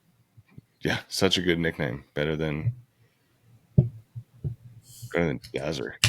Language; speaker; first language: English; native; English